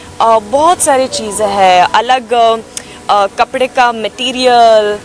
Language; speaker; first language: Hindi; non-native, fluent; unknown